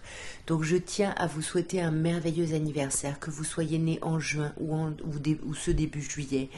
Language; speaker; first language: French; native; French